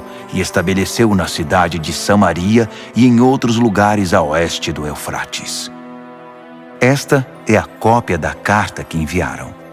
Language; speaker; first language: Portuguese; native; Portuguese